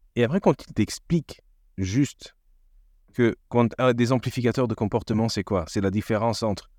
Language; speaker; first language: French; non-native, fluent; Portuguese